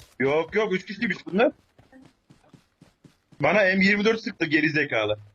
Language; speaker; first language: Turkish; native; Turkish